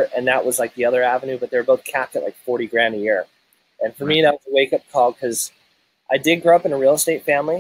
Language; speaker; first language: English; native; English